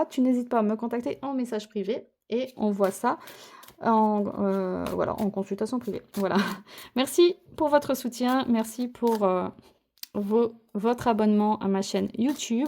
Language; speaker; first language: French; native; French